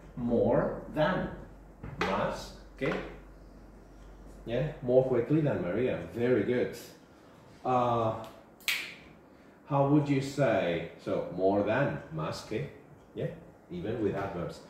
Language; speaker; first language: English; non-native, fluent; Spanish